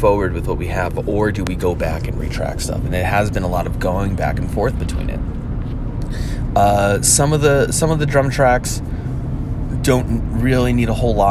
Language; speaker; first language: English; native; English